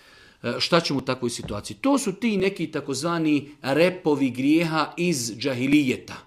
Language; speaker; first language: Croatian; native; Croatian